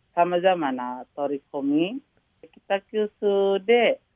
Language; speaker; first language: Japanese; non-native, fluent; Indonesian